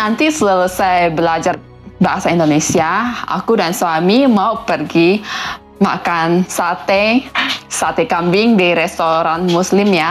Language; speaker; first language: Indonesian; native; Indonesian